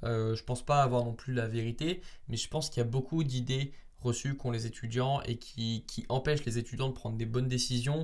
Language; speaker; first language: French; native; French